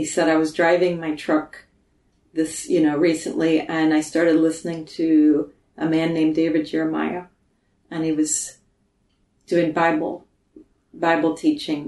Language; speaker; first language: English; native; English